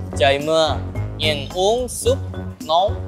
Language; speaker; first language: Vietnamese; early bilingual, other home language; Korean